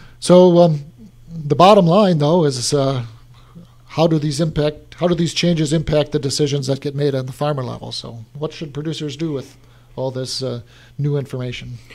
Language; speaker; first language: English; native; English